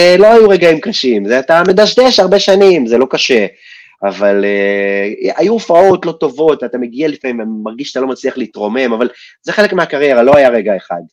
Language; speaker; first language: Hebrew; early bilingual, other home language; Russian